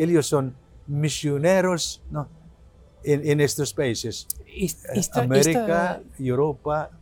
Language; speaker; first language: Spanish; non-native, learner; Cebuano